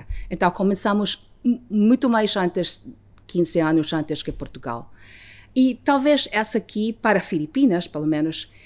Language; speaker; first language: Portuguese; non-native, fluent; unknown